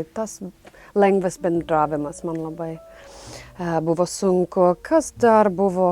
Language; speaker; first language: Lithuanian; non-native, fluent; English